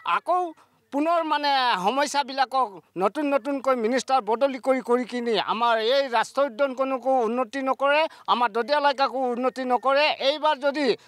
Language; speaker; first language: Assamese; native; Assamese